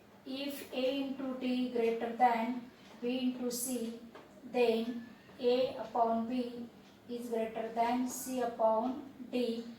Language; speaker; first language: English; non-native, local second language; Marathi